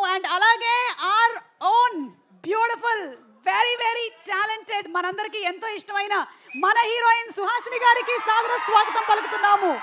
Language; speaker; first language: Telugu; native; Telugu